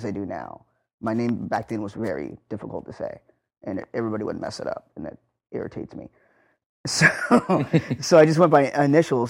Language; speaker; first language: English; native; English